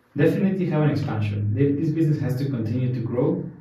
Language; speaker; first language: English; non-native, fluent; Spanish